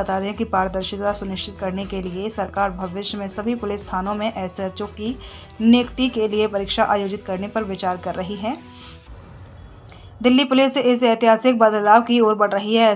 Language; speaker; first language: Hindi; native; Hindi